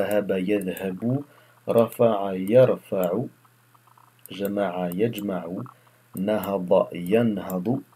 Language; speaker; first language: Arabic; non-native, fluent; French